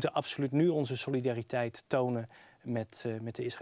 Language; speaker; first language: Dutch; native; Dutch